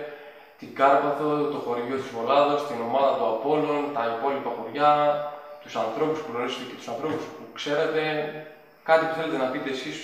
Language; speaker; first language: Greek; native; Greek